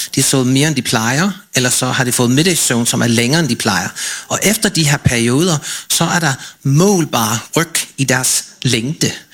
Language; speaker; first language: Danish; non-native, fluent; English